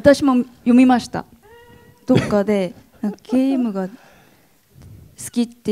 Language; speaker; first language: Japanese; non-native, fluent; Korean